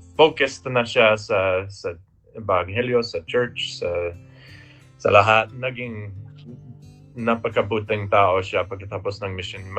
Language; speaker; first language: Filipino; non-native, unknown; English